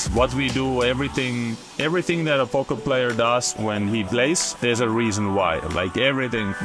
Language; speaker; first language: English; non-native, fluent; Finnish